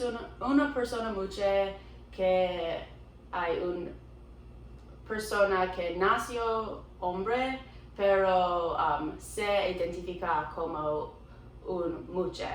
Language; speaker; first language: Spanish; non-native, learner; English